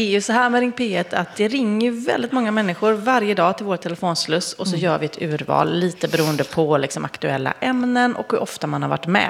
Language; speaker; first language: Swedish; native; Swedish